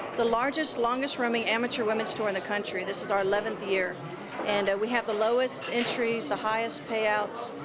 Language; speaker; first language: English; native; English